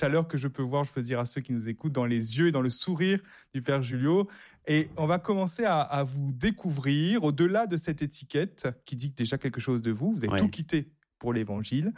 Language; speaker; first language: French; native; French